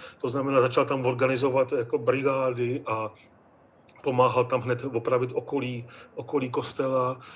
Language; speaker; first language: Czech; native; Czech